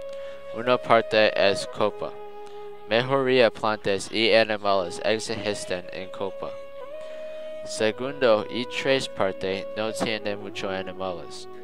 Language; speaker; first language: Spanish; non-native, learner; English